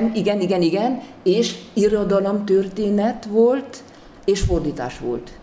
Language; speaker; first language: Hungarian; non-native, fluent; German